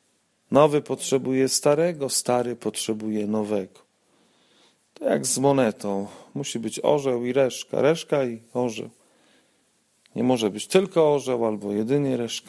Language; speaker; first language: Polish; native; Polish